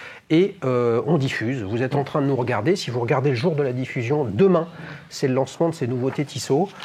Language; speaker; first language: French; native; French